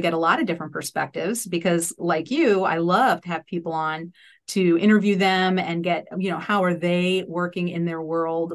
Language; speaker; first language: English; native; English